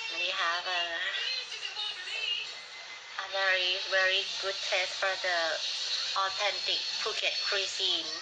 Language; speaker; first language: English; non-native, learner; Thai